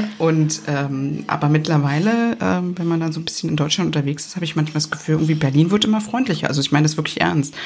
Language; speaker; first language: German; native; German